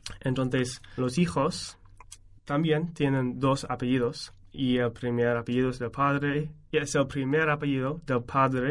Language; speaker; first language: Spanish; non-native, fluent; English